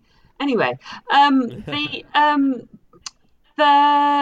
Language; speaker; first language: English; native; English